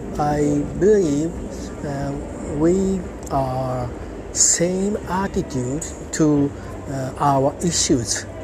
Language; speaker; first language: English; non-native, learner; Japanese